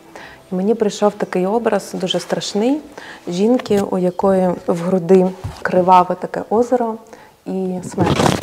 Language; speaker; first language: Ukrainian; non-native, local second language; Russian